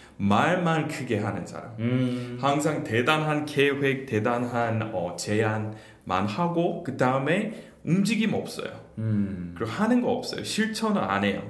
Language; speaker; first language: Korean; non-native, fluent; English